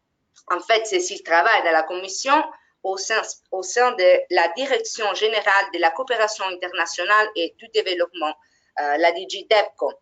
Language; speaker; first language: French; non-native, fluent; Italian